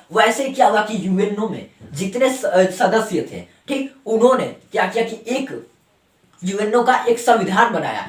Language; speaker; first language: Hindi; native; Hindi